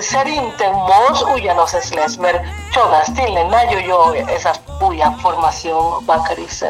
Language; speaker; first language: Hungarian; non-native, learner; Spanish